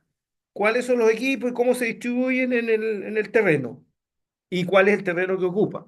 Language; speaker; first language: Spanish; native; Spanish